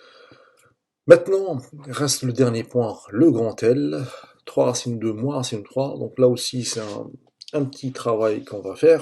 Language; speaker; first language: French; native; French